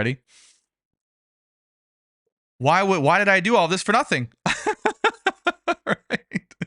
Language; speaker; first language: English; native; English